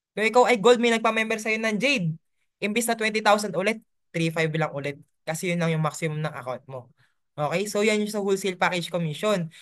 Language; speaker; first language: Filipino; native; Filipino